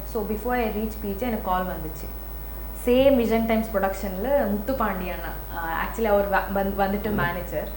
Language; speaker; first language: Tamil; non-native, learner; Kannada